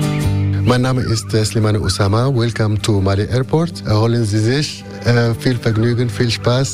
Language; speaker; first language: German; non-native, fluent; Arabic